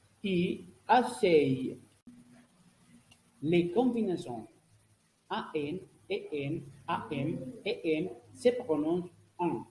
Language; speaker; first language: French; non-native, learner; Spanish